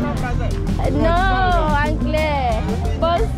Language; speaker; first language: French; non-native, learner; English